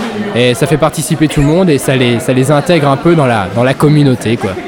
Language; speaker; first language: French; native; French